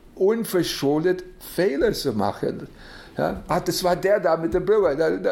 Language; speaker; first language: German; non-native, fluent; English